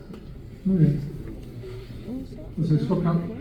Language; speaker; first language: Spanish; native; Spanish